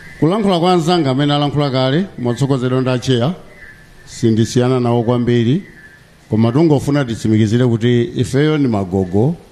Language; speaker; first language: Nyanja; native; Nyanja